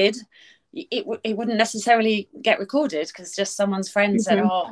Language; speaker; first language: English; native; English